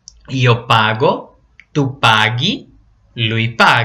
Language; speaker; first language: Italian; non-native, fluent; Portuguese